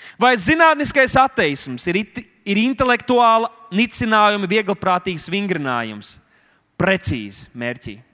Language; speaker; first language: Latvian; native; Latvian